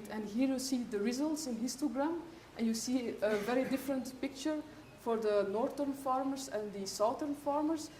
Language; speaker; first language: English; non-native, fluent; Dutch